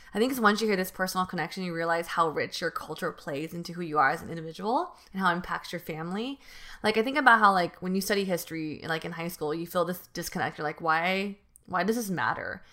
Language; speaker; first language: English; native; English